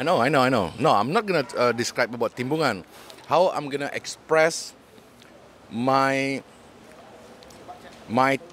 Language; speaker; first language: English; non-native, fluent; Balinese